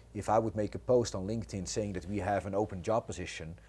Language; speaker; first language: English; non-native, fluent; Croatian